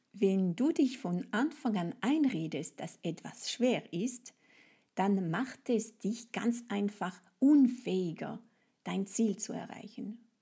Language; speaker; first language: German; non-native, fluent; French